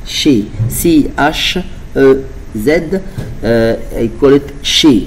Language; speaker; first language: English; non-native, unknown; Arabic